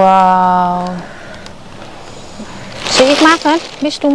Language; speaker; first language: German; non-native, learner; Vietnamese